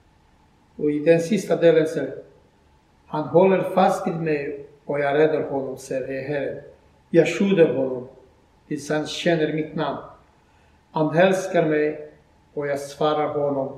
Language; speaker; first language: Swedish; non-native, fluent; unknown